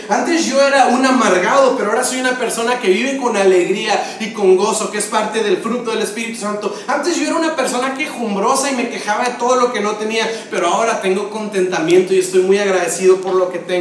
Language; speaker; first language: Spanish; native; Spanish